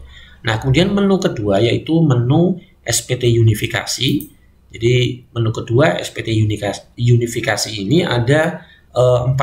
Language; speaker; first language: Indonesian; native; Indonesian